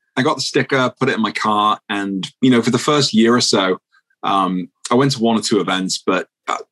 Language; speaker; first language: English; native; English